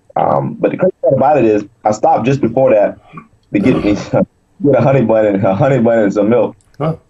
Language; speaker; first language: English; native; English